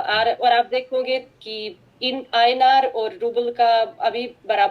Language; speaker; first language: Hindi; non-native, fluent; Russian